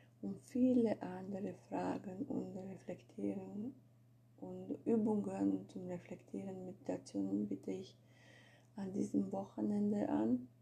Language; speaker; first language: German; non-native, fluent; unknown